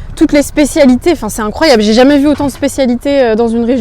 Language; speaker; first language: French; native; French